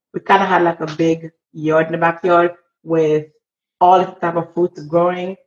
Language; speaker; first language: English; early bilingual, other home language; Haitian Creole